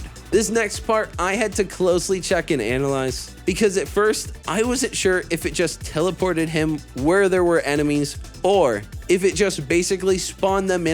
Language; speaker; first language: English; native; English